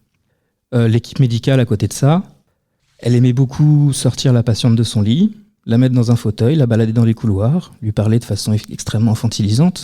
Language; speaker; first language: French; native; French